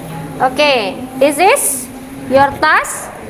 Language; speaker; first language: English; non-native, learner; Indonesian